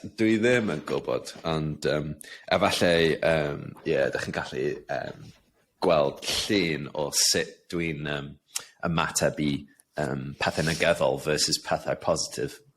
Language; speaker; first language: Welsh; non-native, local second language; English